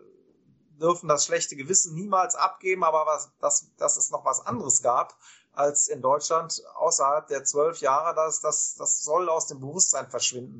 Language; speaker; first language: German; native; German